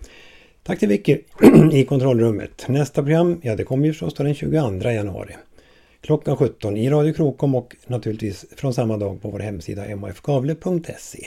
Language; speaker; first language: Swedish; native; Swedish